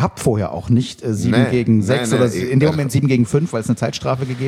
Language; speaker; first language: German; native; German